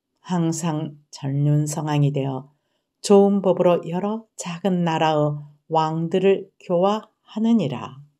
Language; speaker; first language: Korean; native; Korean